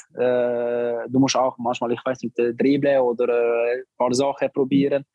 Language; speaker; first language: German; non-native, learner; Albanian